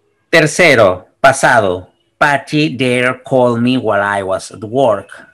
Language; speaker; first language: English; non-native, fluent; Spanish